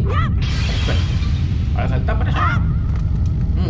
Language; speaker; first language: Spanish; native; Spanish